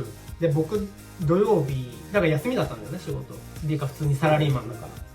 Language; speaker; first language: Japanese; native; Japanese